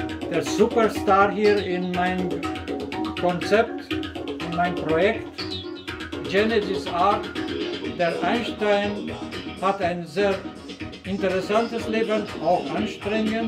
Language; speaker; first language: German; non-native, fluent; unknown